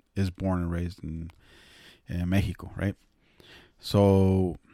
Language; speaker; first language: English; early bilingual, other home language; Spanish